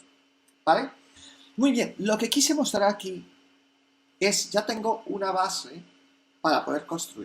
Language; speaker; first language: Spanish; native; Spanish